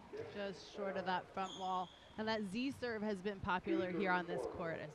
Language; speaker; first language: English; native; English